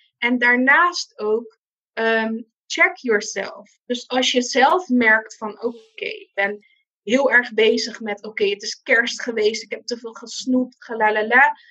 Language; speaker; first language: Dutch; non-native, local second language; Papiamento